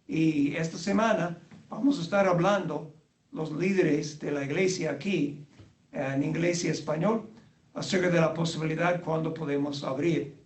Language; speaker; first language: Spanish; non-native, fluent; English